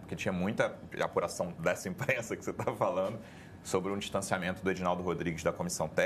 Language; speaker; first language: Portuguese; native; Portuguese